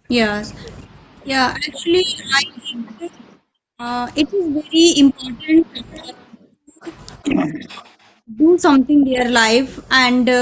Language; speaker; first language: English; non-native, learner; Hindi